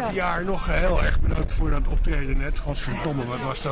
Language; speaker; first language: Dutch; native; Dutch